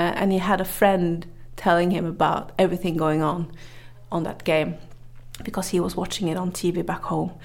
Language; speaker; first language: English; non-native, fluent; Norwegian